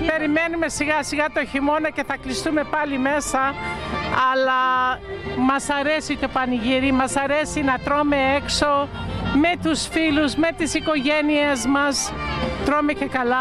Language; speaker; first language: Greek; early bilingual, heritage; Greek